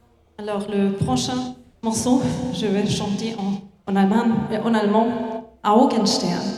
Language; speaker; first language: French; non-native, fluent; German